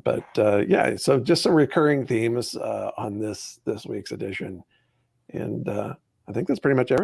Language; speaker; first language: English; native; English